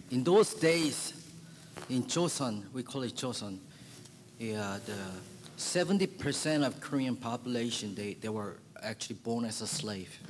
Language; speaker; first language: English; early bilingual, other home language; Korean